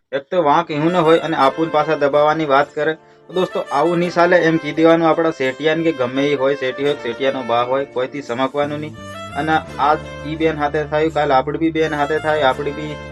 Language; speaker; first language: Gujarati; non-native, local second language; Bhili